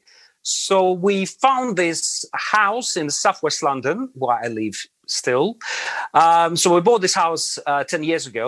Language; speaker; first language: English; non-native, fluent; Latvian